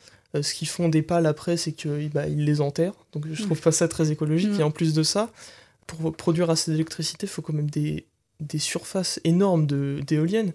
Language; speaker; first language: French; native; French